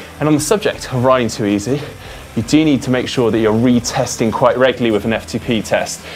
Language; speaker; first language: English; native; English